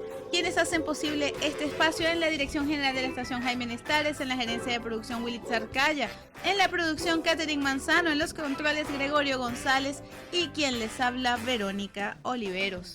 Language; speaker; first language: Spanish; native; Spanish